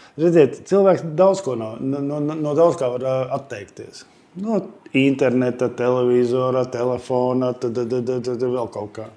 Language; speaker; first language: Latvian; non-native, local second language; Russian